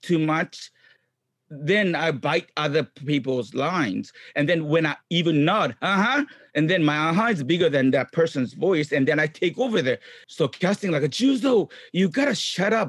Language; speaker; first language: English; non-native, fluent; Japanese